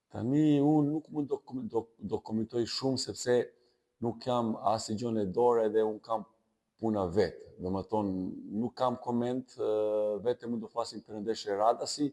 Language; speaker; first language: Albanian; non-native, fluent; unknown